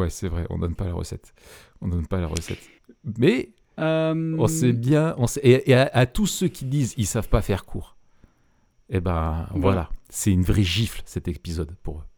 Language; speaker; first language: French; native; French